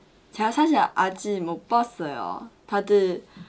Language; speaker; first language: Korean; non-native, learner; Chinese